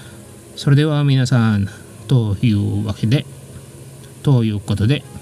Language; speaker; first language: Japanese; non-native, fluent; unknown